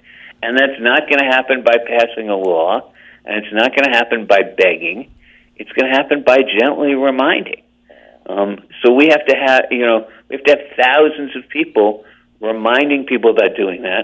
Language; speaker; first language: English; native; English